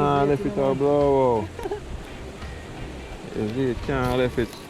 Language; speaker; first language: English; native; English